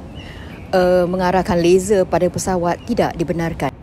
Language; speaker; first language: Malay; native; Malay